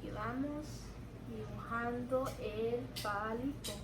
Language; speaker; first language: Spanish; early bilingual, other home language; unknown